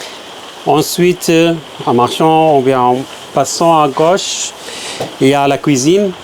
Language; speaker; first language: French; non-native, fluent; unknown